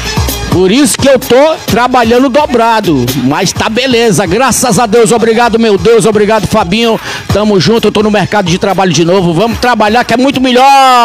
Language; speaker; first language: Portuguese; native; Portuguese